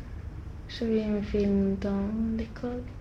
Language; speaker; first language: French; non-native, learner; Swedish